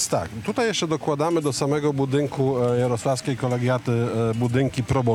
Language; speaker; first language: Polish; native; Polish